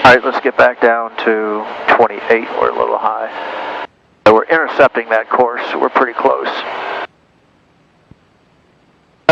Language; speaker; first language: English; native; English